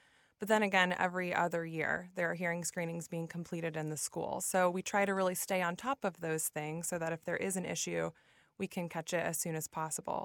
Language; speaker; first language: English; native; English